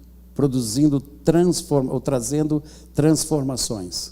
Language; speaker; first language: Portuguese; native; Portuguese